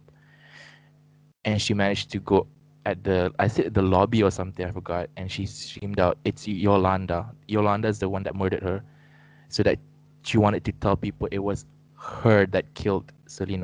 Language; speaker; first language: English; native; English